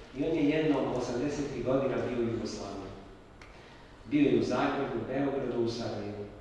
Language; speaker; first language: Serbian; non-native, fluent; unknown